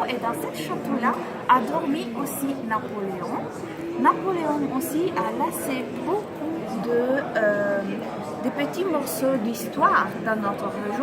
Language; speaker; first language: French; non-native, fluent; Italian